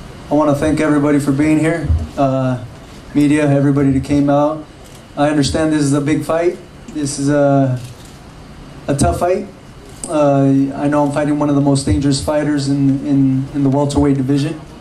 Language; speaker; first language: English; early bilingual, other home language; Spanish